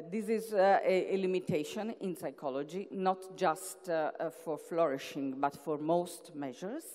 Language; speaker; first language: English; non-native, fluent; Italian